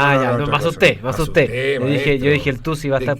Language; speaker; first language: Spanish; native; Spanish